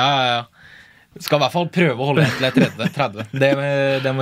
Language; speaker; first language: Norwegian; native; Norwegian